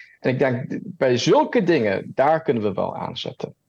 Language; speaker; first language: Dutch; early bilingual, heritage; German